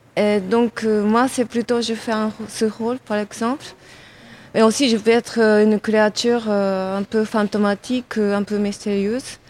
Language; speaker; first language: French; non-native, fluent; Japanese